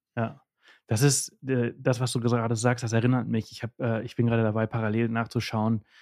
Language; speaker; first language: German; early bilingual, heritage; German